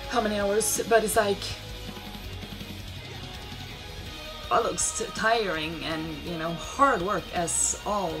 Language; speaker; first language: English; non-native, fluent; Swedish